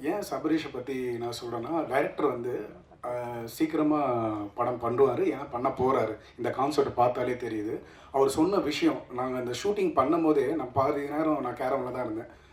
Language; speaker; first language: Tamil; native; Tamil